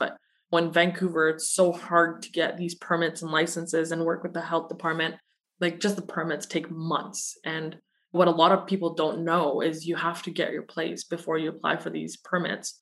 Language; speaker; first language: English; native; English